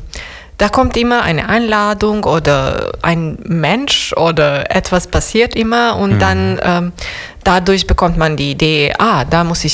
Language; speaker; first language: German; non-native, fluent; Serbian